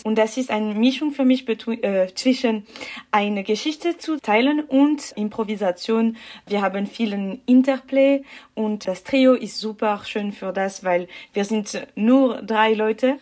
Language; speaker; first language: German; non-native, learner; French